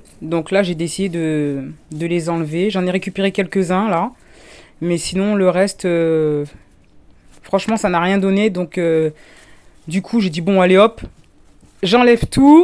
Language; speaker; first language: French; native; French